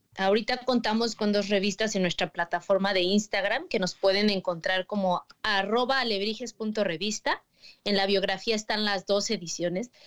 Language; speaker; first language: Spanish; native; Spanish